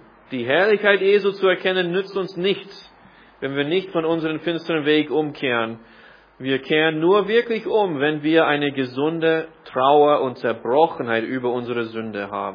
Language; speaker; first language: German; non-native, fluent; English